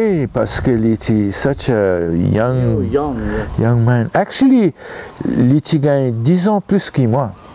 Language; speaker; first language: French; non-native, local second language; Morisyen